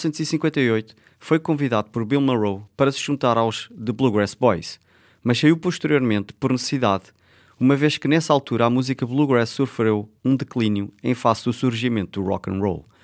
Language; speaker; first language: Portuguese; native; Portuguese